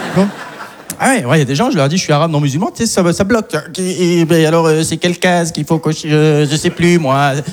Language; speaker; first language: French; early bilingual, other home language; Arabic